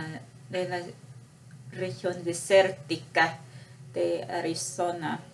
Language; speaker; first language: Spanish; non-native, fluent; English